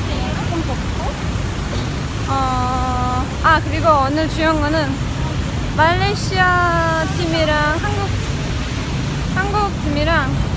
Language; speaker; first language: Korean; non-native, fluent; Romanian